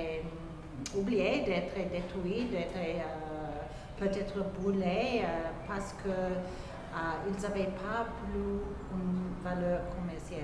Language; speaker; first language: French; non-native, fluent; English